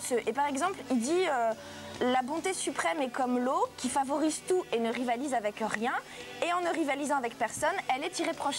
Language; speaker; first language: French; native; French